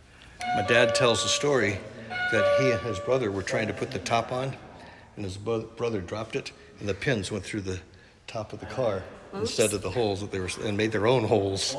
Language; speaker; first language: English; native; English